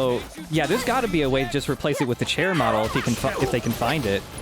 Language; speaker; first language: English; native; English